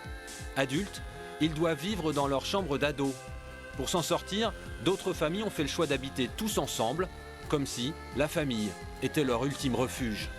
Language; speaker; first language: French; native; French